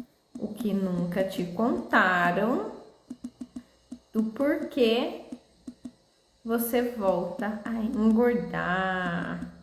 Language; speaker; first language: Portuguese; native; Portuguese